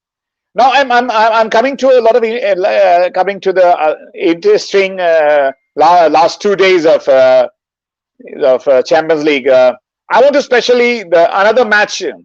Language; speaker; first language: English; non-native, local second language; Bangla